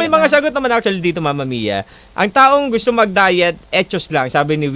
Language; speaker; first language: Filipino; native; Filipino